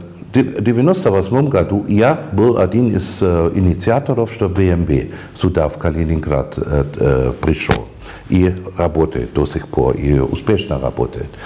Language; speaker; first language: Russian; non-native, fluent; German